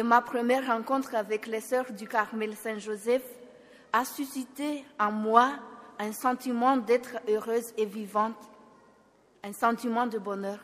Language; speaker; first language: French; non-native, local second language; Malagasy